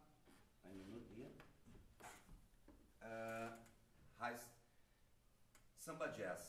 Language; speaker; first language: German; non-native, learner; Portuguese